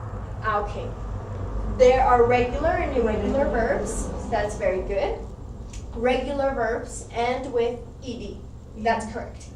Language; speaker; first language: English; non-native, fluent; Spanish